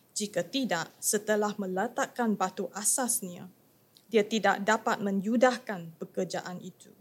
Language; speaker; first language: English; non-native, local second language; Chinese